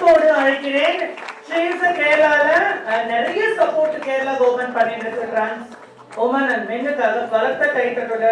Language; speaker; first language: Tamil; native; Tamil